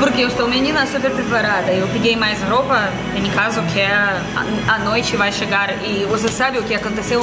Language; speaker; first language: Portuguese; non-native, learner; Russian